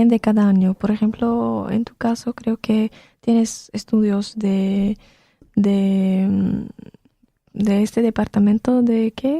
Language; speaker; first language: Spanish; non-native, fluent; Arabic